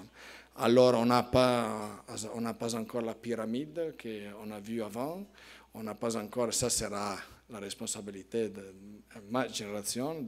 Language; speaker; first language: French; non-native, fluent; Italian